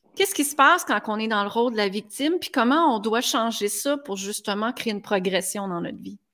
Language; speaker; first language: French; native; French